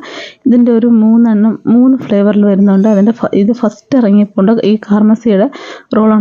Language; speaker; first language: Malayalam; native; Malayalam